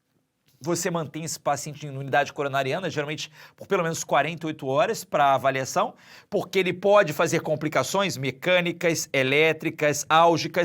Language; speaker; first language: Portuguese; native; Portuguese